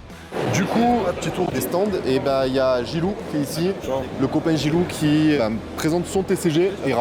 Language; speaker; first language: French; native; French